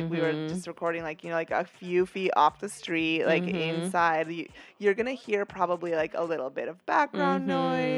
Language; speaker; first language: English; early bilingual, other home language; Spanish